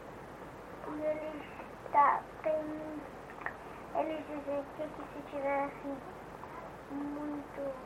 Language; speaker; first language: Portuguese; early bilingual, heritage; Portuguese